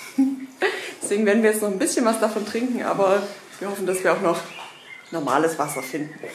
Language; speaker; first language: German; native; German